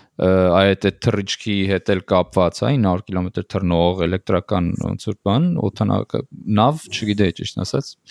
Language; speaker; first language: Armenian; native; Armenian